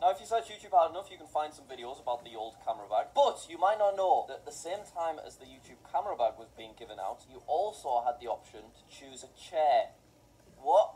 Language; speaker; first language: English; native; English